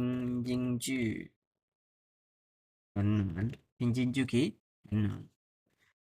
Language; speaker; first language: Chinese; non-native, fluent; Bangla